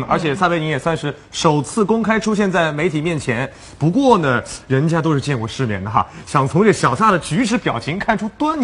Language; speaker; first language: Chinese; native; Chinese